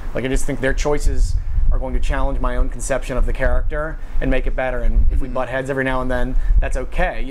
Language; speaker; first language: English; native; English